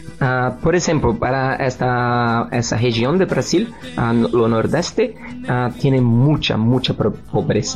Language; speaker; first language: Spanish; non-native, learner; Portuguese